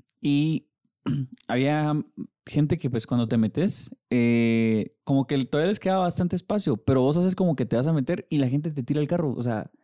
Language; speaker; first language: Spanish; native; Spanish